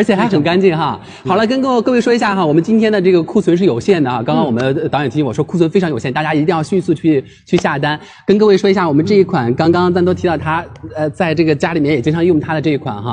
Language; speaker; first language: Chinese; native; Chinese